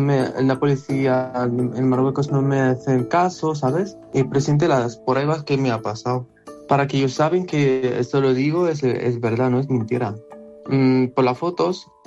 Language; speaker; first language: Spanish; non-native, learner; Arabic